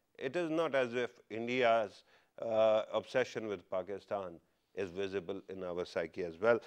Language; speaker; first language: English; non-native, local second language; Urdu